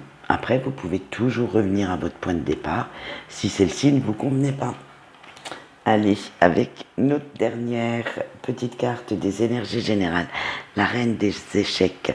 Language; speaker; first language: French; native; French